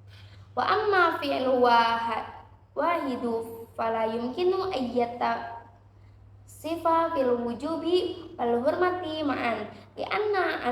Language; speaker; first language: Arabic; non-native, learner; Indonesian